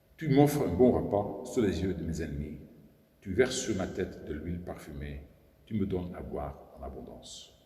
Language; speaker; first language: French; non-native, fluent; Dutch